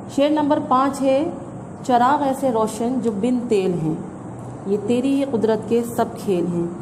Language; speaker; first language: Urdu; native; Urdu